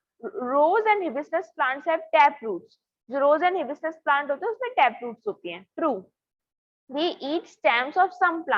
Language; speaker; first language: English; non-native, local second language; Hindi